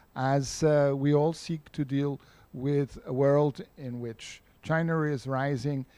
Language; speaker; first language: English; non-native, fluent; Portuguese